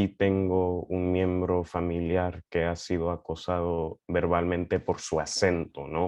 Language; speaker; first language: Spanish; early bilingual, heritage; Spanish